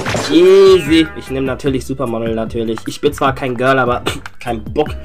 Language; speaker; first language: German; native; German